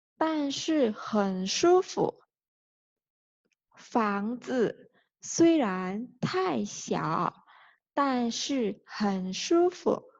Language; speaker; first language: Chinese; non-native, fluent; Thai